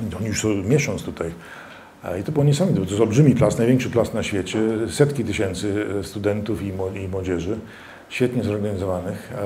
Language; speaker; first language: Polish; early bilingual, heritage; Polish